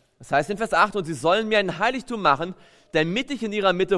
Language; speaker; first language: German; native; German